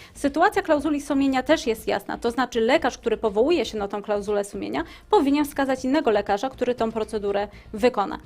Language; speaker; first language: Polish; native; Polish